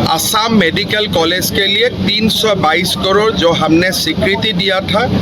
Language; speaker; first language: Hindi; non-native, local second language; Assamese